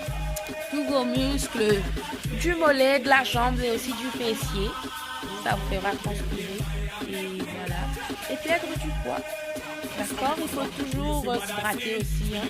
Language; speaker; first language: French; native; French